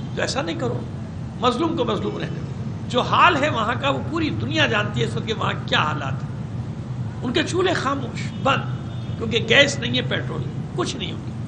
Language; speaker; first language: Urdu; native; Urdu